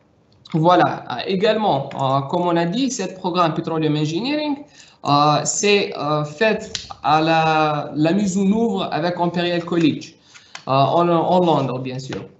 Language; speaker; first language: French; non-native, local second language; Arabic